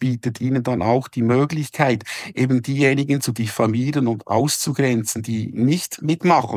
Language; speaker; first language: German; native; German